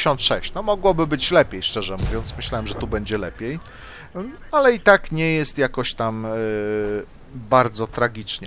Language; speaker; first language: Polish; native; Polish